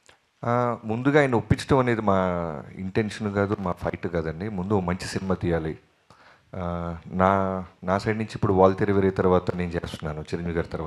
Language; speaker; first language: Telugu; native; Telugu